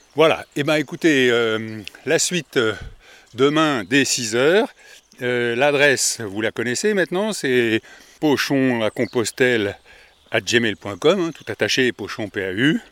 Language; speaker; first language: French; native; French